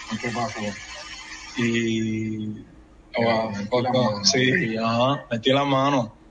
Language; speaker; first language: Spanish; early bilingual, heritage; English